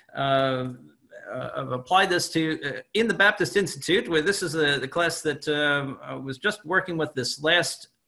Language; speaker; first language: English; native; English